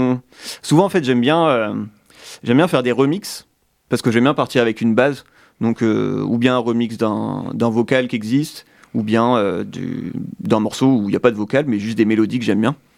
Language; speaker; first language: French; native; French